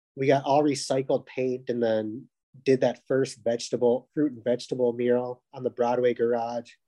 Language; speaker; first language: English; native; English